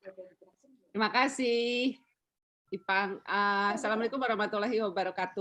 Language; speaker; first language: Indonesian; native; Indonesian